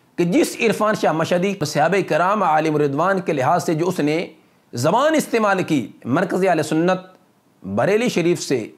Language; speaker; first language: Urdu; non-native, local second language; Punjabi